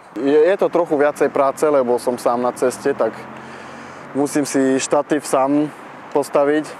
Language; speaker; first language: Slovak; early bilingual, heritage; Slovak